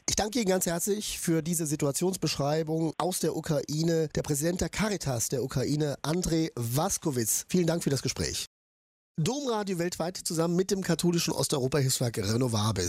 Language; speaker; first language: German; native; German